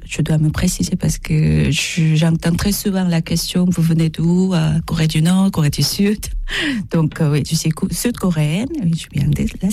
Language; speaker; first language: French; non-native, learner; Korean